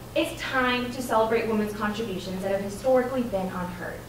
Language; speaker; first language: English; native; English